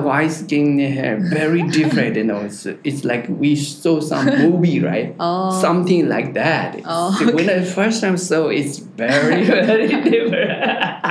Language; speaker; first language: English; non-native, learner; Tibetan